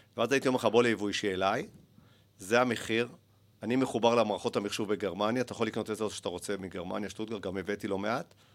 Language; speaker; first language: Hebrew; early bilingual, other home language; Spanish